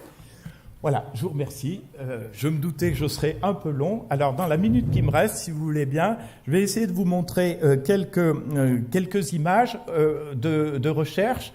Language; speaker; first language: French; native; French